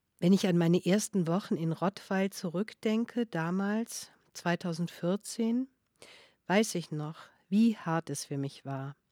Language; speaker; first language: German; non-native, fluent; Russian